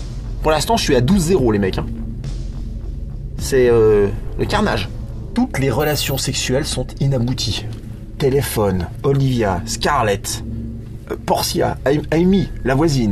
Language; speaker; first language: French; native; French